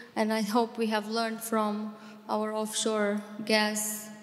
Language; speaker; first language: English; non-native, fluent; Romanian